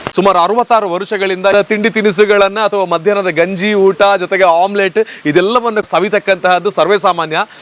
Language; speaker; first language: Kannada; native; Kannada